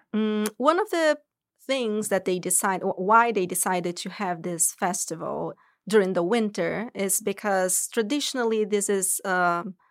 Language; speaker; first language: English; non-native, fluent; Portuguese